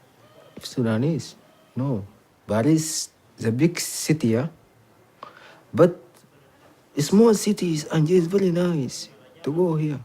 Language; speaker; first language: English; non-native, learner; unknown